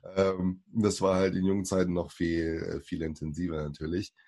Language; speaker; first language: German; early bilingual, other home language; Portuguese